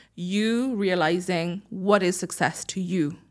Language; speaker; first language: English; non-native, fluent; French